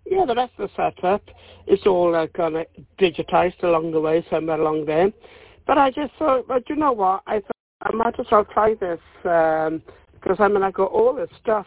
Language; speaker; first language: English; native; English